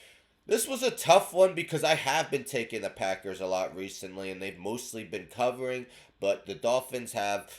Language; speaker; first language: English; native; English